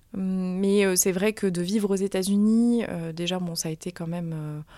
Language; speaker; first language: French; native; French